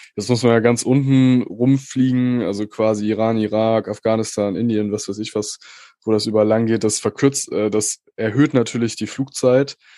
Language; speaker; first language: German; native; German